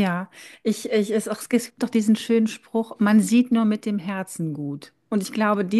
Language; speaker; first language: German; native; German